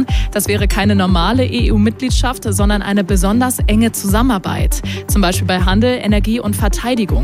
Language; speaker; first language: German; native; German